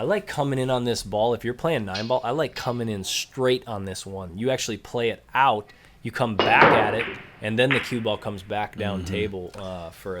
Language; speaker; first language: English; native; English